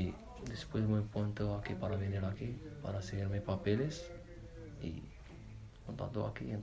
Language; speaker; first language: Spanish; non-native, learner; Arabic